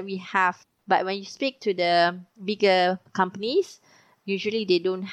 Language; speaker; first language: English; non-native, local second language; Malay